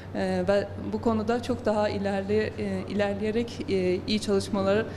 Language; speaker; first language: Turkish; non-native, fluent; Persian